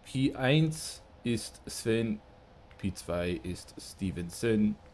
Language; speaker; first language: German; non-native, learner; English